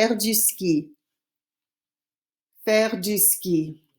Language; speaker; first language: French; non-native, fluent; English